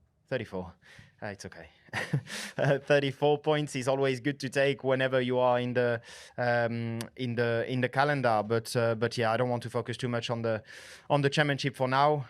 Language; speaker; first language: English; non-native, fluent; French